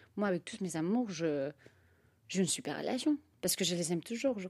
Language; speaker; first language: French; non-native, fluent; Spanish